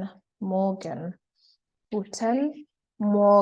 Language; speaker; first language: German; non-native, fluent; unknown